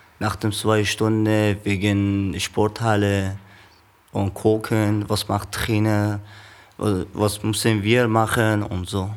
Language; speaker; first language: German; non-native, learner; Persian